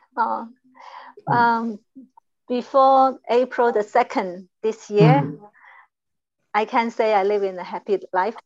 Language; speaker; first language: English; non-native, learner; Chinese